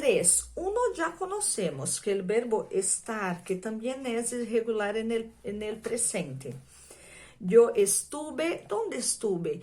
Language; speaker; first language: Spanish; non-native, fluent; Portuguese